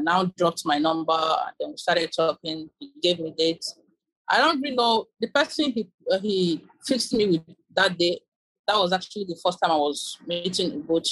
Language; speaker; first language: English; non-native, local second language; Igbo